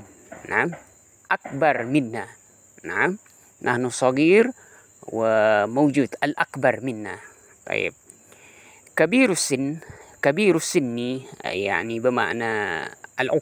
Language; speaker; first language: Arabic; non-native, fluent; Indonesian